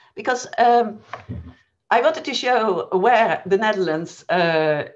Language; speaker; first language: English; non-native, fluent; Dutch